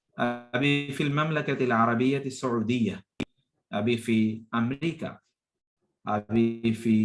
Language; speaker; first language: Arabic; non-native, fluent; Bangla